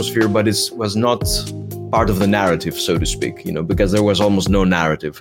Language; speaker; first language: English; non-native, fluent; Greek